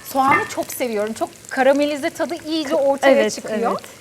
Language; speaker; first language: Turkish; native; Turkish